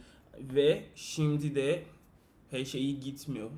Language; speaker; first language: Turkish; non-native, learner; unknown